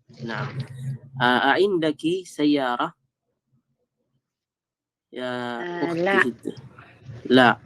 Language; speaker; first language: Arabic; non-native, fluent; Filipino